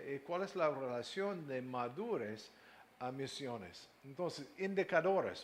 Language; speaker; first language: Spanish; non-native, fluent; English